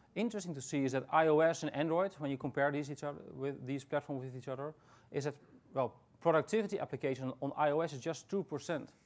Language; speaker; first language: English; non-native, fluent; Dutch